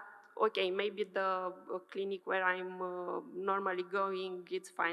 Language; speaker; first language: English; non-native, fluent; Romanian